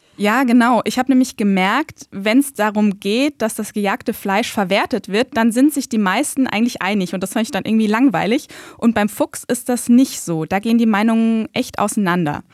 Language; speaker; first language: German; native; German